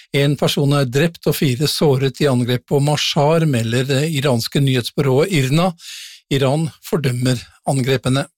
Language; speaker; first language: Norwegian; native; Norwegian